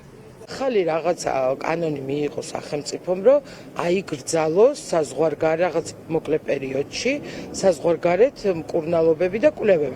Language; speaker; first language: Georgian; native; Georgian